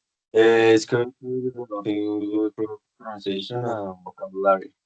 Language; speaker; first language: English; non-native, learner; Spanish